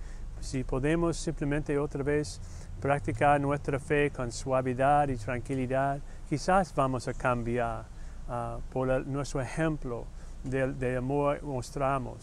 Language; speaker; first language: Spanish; non-native, fluent; English